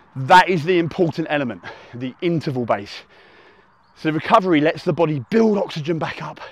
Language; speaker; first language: English; native; English